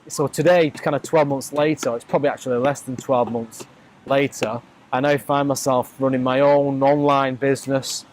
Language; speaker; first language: English; native; English